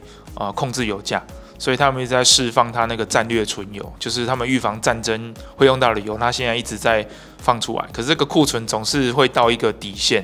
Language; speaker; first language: Chinese; native; Chinese